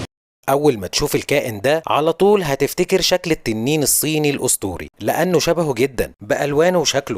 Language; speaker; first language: Arabic; native; Arabic